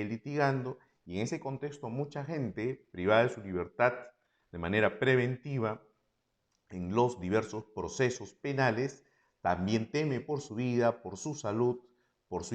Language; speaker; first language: Spanish; native; Spanish